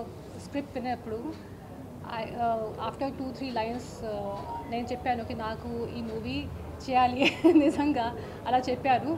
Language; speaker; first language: Telugu; non-native, learner; Hindi